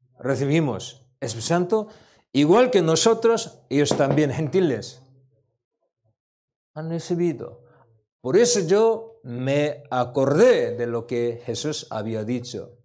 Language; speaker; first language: Spanish; non-native, learner; Korean